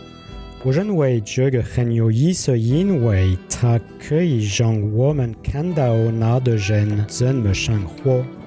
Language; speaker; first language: Chinese; non-native, learner; French